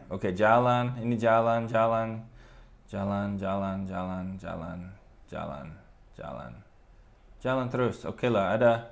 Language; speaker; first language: Indonesian; non-native, fluent; English